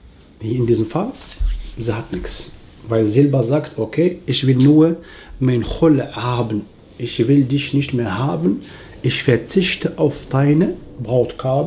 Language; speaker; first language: German; non-native, learner; Arabic